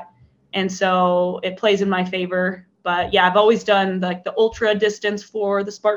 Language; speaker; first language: English; native; English